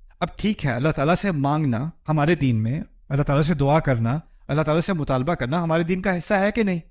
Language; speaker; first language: Urdu; early bilingual, heritage; Urdu